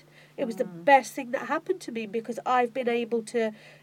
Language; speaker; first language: English; native; English